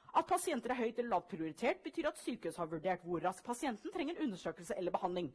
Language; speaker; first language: Norwegian; early bilingual, other home language; English